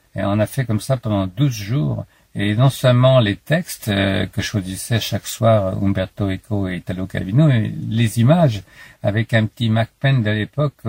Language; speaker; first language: French; native; French